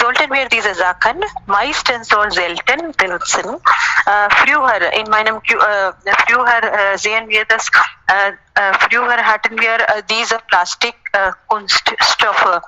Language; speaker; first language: German; non-native, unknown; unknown